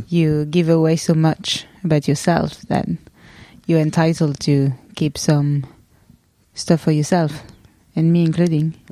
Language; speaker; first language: English; non-native, fluent; French